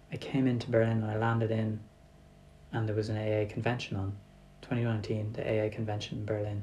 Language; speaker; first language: English; native; English